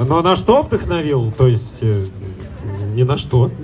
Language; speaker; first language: Russian; native; Russian